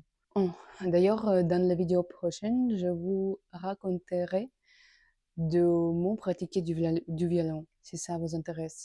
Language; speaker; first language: French; non-native, learner; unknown